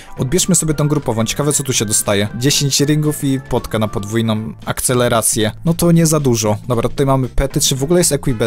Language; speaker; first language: Polish; native; Polish